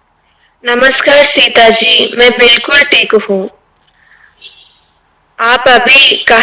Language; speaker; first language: Hindi; non-native, learner; Telugu